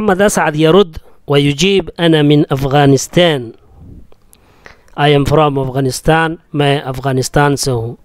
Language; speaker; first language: Urdu; native; Urdu